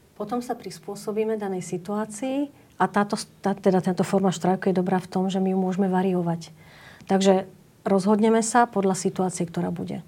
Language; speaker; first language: Slovak; native; Slovak